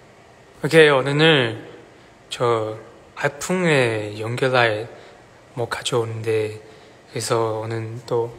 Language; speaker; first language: Korean; non-native, learner; Chinese